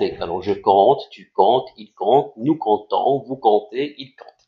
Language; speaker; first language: French; non-native, local second language; Arabic